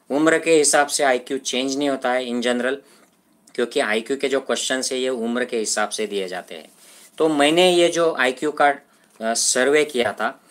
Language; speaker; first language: Hindi; non-native, local second language; Marathi